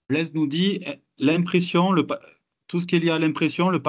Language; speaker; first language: French; native; French